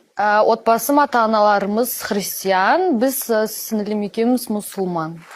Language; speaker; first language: Kazakh; non-native, local second language; Russian